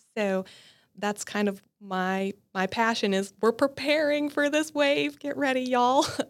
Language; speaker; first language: English; native; English